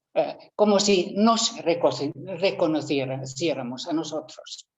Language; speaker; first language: Spanish; non-native, fluent; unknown